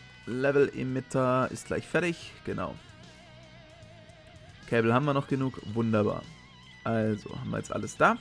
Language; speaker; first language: German; native; German